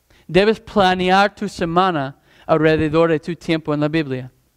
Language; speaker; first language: Spanish; non-native, fluent; English